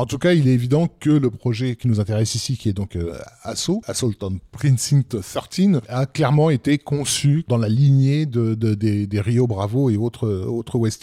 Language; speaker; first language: French; native; French